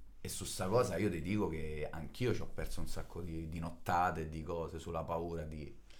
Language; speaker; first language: Italian; native; Italian